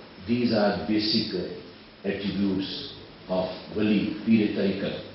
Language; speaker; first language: English; non-native, local second language; Punjabi